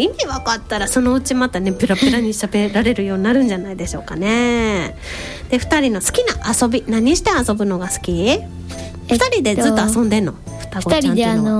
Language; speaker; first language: Japanese; native; Japanese